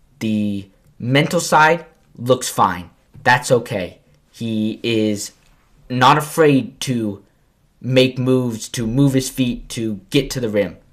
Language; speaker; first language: English; native; English